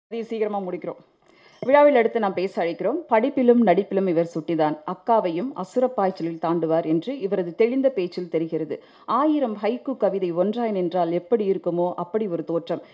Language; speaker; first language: Tamil; native; Tamil